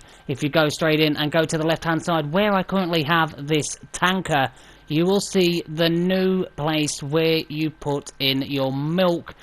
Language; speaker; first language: English; native; English